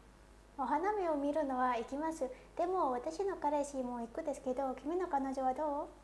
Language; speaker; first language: Japanese; non-native, learner; Indonesian